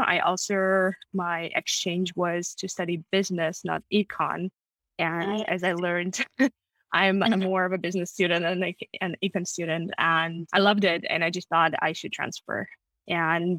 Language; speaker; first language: English; non-native, fluent; Russian